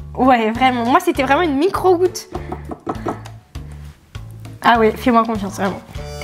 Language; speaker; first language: French; native; French